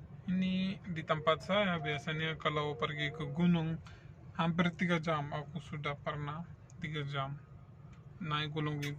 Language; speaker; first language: Indonesian; non-native, learner; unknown